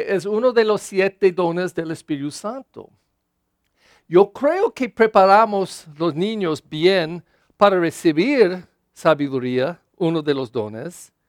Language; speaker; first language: Spanish; non-native, learner; English